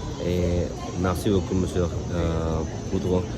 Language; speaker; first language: French; non-native, learner; Spanish